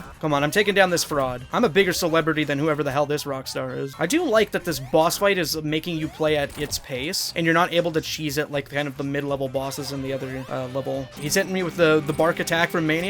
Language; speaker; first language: English; native; English